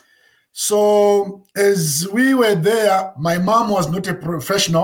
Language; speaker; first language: English; non-native, local second language; Shona